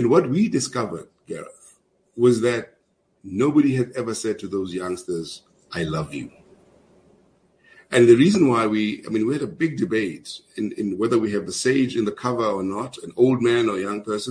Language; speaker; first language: English; non-native, local second language; Zulu